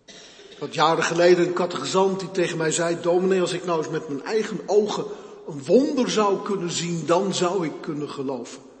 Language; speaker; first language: Dutch; native; Dutch